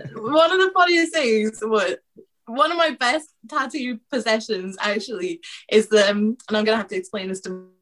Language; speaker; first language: English; native; English